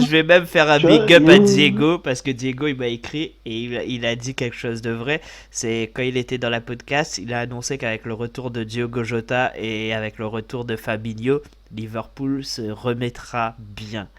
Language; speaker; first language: French; native; French